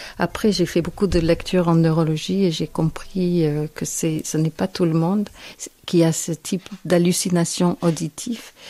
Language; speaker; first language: French; non-native, fluent; English